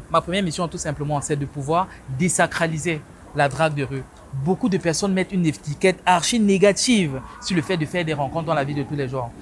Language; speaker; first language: French; native; French